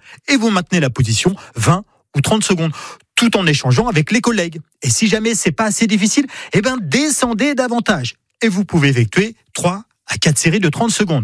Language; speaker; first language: French; native; French